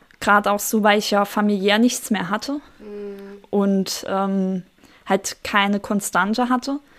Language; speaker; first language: German; native; German